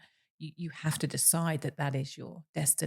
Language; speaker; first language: English; native; English